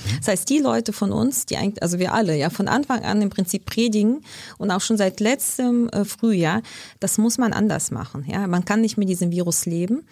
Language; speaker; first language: German; early bilingual, other home language; Russian